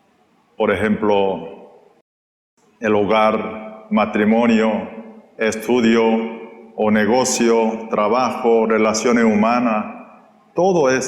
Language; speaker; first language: Spanish; non-native, fluent; Korean